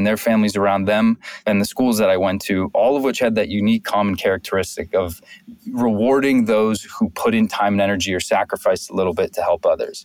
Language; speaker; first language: English; native; English